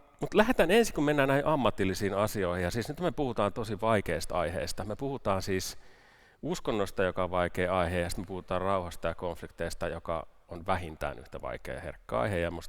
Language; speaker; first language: Finnish; native; Finnish